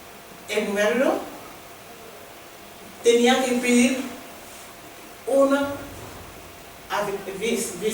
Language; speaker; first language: Spanish; non-native, learner; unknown